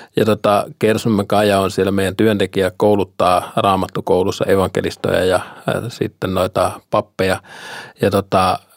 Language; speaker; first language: Finnish; native; Finnish